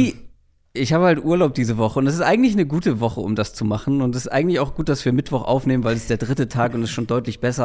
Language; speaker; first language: German; native; German